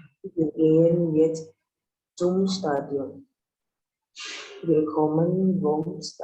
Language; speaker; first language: German; non-native, learner; Indonesian